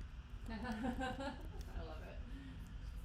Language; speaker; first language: English; native; English